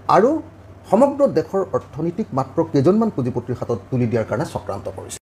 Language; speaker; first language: Assamese; native; Assamese